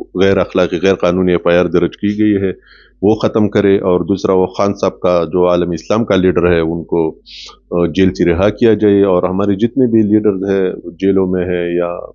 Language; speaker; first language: Urdu; non-native, local second language; Pashto